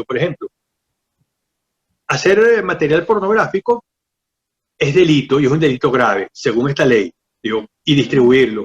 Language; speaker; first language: Spanish; native; Spanish